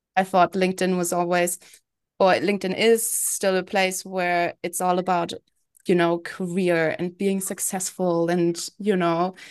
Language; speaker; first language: English; non-native, fluent; German